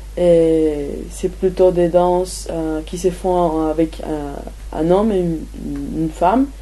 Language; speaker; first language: French; non-native, fluent; Spanish